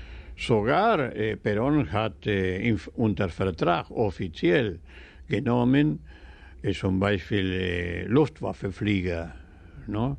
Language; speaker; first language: German; early bilingual, heritage; German